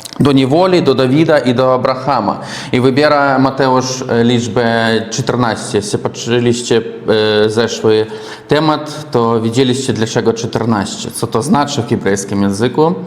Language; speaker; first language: Polish; non-native, learner; Russian